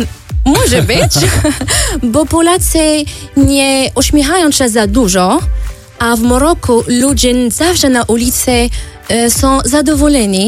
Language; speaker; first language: Polish; non-native, learner; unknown